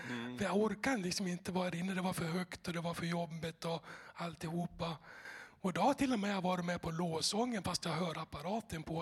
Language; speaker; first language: Swedish; native; Swedish